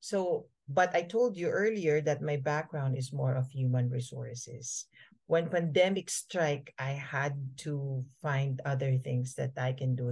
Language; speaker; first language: English; non-native, local second language; Filipino